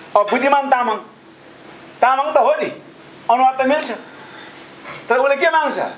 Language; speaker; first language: Nepali; non-native, local second language; Sherpa